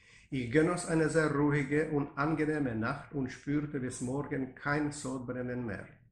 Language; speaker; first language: German; non-native, fluent; Czech